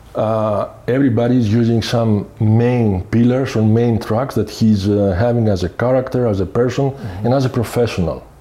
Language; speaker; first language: English; non-native, fluent; Greek